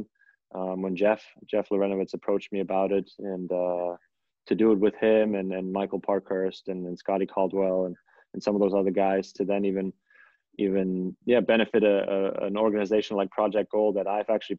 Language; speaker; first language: English; non-native, fluent; German